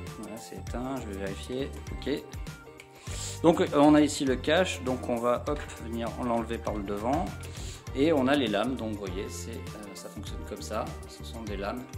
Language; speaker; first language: French; native; French